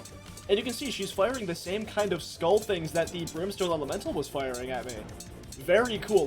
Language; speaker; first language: English; native; English